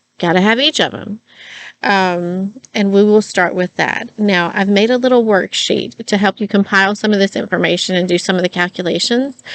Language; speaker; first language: English; native; English